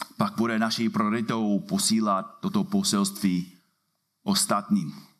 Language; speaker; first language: Czech; non-native, fluent; English